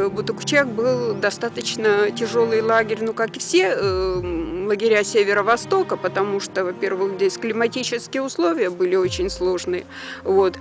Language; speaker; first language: Russian; native; Russian